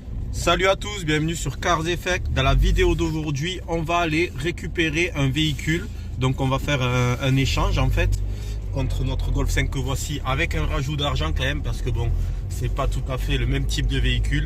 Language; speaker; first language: French; native; French